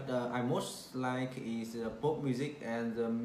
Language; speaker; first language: English; non-native, learner; Vietnamese